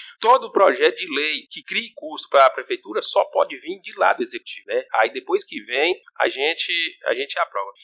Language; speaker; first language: Portuguese; native; Portuguese